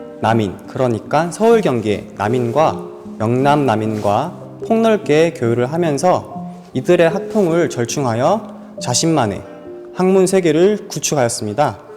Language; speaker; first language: Korean; native; Korean